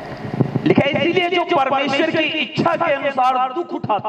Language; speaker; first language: Hindi; native; Hindi